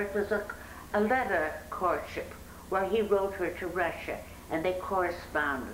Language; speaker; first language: English; native; English